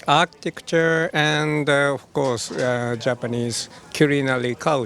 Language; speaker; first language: English; non-native, fluent; Japanese